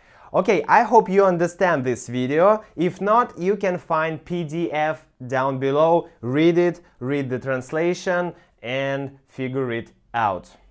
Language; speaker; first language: English; non-native, fluent; Russian